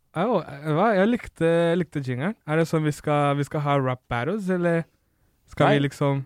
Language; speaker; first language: Norwegian; non-native, fluent; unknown